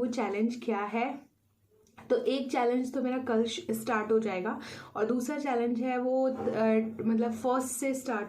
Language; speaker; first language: Hindi; native; Hindi